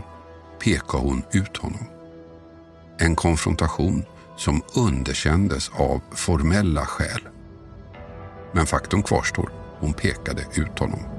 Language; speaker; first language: Swedish; native; Swedish